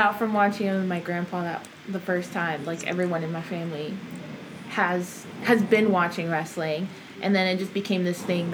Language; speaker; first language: English; early bilingual, other home language; Spanish